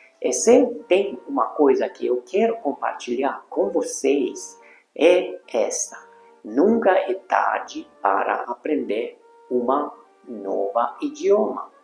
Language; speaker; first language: Portuguese; non-native, fluent; Hungarian